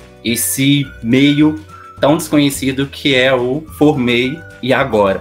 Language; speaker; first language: Portuguese; native; Portuguese